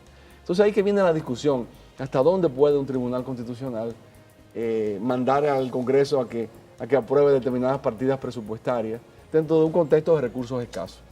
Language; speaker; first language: Spanish; native; Spanish